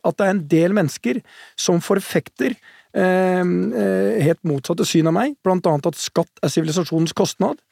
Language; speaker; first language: Norwegian; native; Norwegian